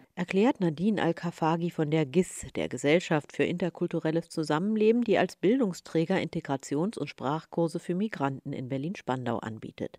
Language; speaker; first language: German; native; German